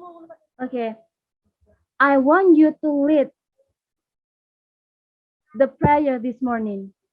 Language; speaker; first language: English; non-native, fluent; Indonesian